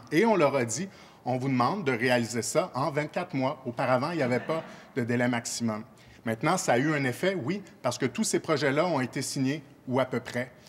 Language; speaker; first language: French; native; French